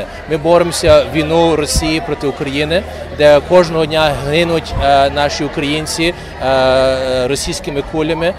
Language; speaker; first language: Ukrainian; early bilingual, heritage; Ukrainian